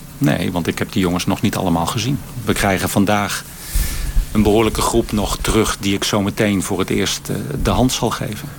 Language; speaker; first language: Dutch; native; Dutch